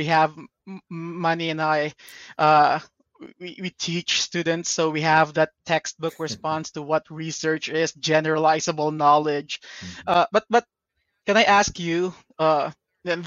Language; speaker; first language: English; non-native, local second language; Filipino